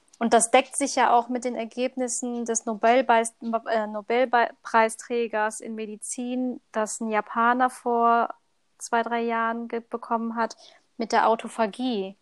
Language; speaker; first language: German; early bilingual, other home language; Thai